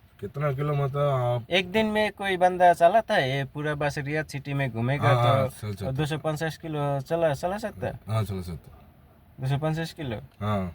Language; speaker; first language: Hindi; non-native, fluent; Bangla